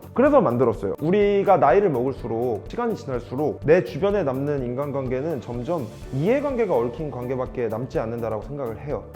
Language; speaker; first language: Korean; native; Korean